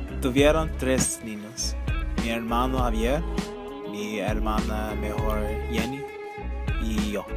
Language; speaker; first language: Spanish; early bilingual, heritage; Spanish